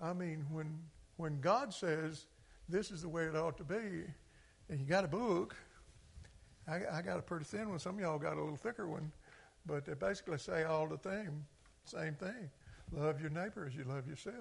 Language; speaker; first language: English; native; English